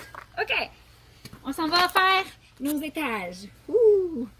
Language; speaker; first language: French; native; French